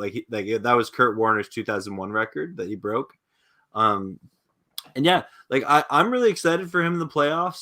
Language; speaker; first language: English; native; English